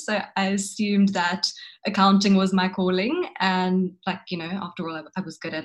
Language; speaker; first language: English; native; English